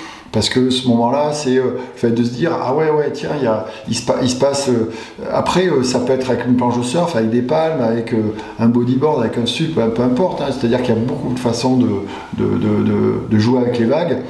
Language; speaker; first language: French; native; French